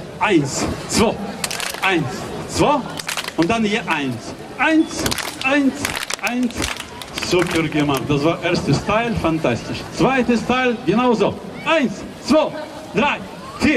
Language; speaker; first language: German; non-native, fluent; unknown